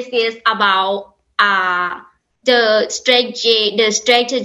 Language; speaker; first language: English; non-native, learner; Lao